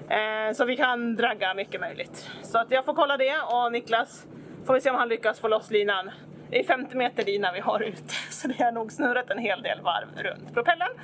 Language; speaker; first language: Swedish; native; Swedish